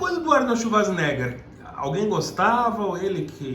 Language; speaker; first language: Portuguese; native; Portuguese